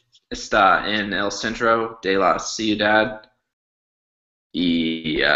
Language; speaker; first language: Spanish; non-native, learner; English